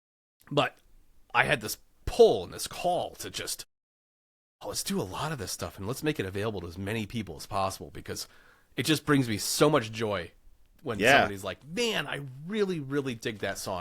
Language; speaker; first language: English; native; English